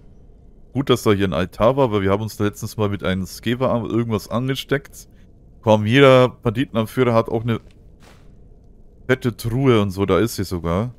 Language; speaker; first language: German; native; German